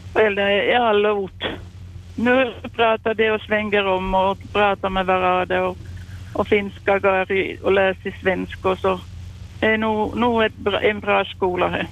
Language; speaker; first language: Swedish; native; Swedish